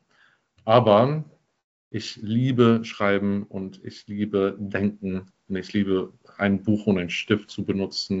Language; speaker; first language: German; non-native, fluent; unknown